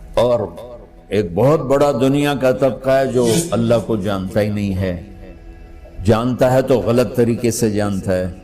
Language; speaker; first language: Urdu; non-native, local second language; Punjabi